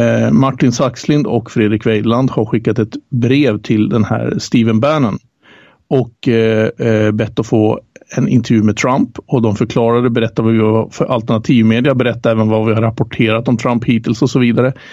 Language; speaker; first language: Swedish; native; Swedish